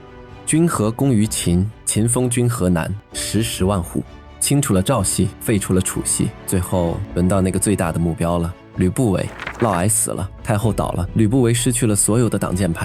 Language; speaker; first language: Chinese; native; Chinese